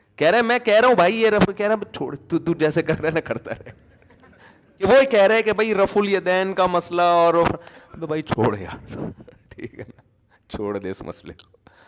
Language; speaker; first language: Urdu; native; Urdu